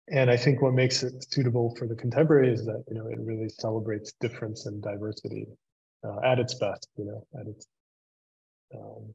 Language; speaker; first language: English; native; English